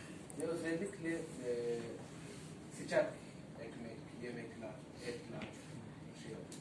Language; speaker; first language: Turkish; non-native, fluent; Somali